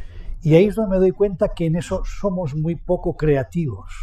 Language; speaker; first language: Spanish; native; Spanish